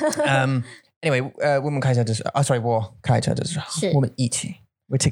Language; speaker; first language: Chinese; non-native, learner; English